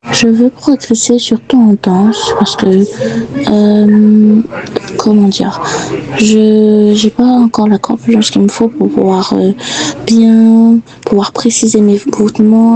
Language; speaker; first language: French; native; French